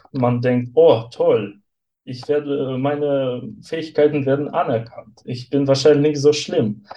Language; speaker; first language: German; non-native, fluent; Russian